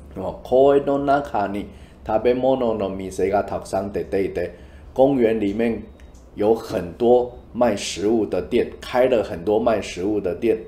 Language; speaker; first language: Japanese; non-native, fluent; Chinese